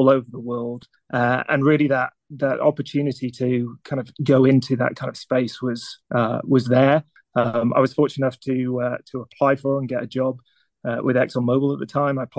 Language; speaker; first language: English; native; English